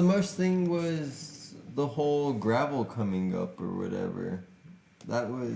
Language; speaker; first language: English; native; English